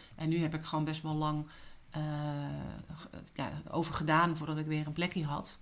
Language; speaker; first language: Dutch; native; Dutch